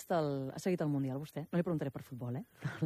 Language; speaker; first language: Catalan; native; Catalan